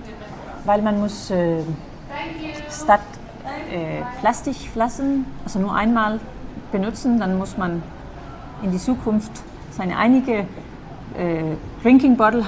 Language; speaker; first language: German; non-native, fluent; Danish